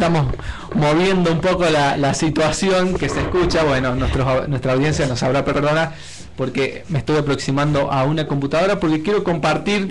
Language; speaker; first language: Spanish; native; Spanish